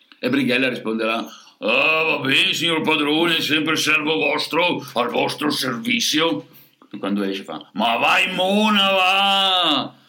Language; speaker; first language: Italian; native; Italian